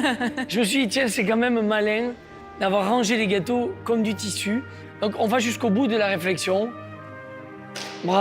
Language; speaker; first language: French; native; French